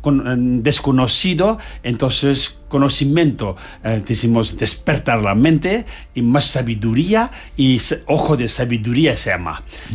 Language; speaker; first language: Spanish; non-native, learner; Tibetan